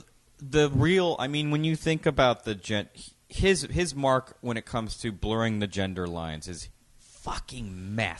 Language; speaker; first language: English; native; English